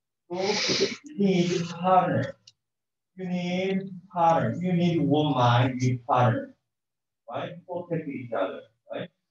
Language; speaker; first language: English; non-native, learner; Korean